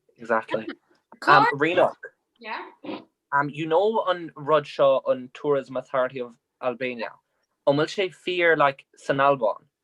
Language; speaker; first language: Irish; non-native, local second language; English